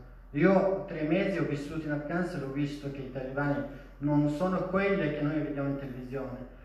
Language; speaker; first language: Italian; non-native, fluent; Persian